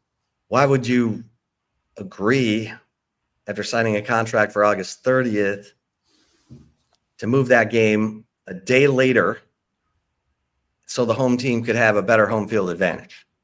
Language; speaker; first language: English; native; English